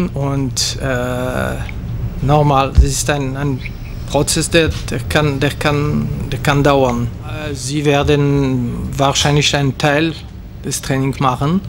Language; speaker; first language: German; non-native, local second language; French